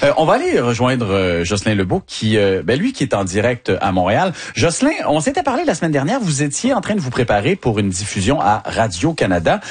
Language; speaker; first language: French; native; French